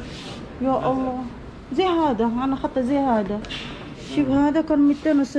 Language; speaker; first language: Arabic; non-native, learner; Indonesian